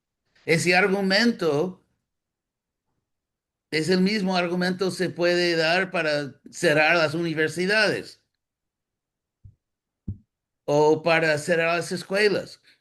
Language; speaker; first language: Spanish; non-native, fluent; English